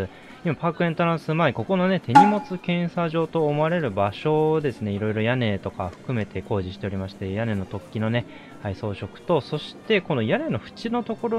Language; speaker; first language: Japanese; native; Japanese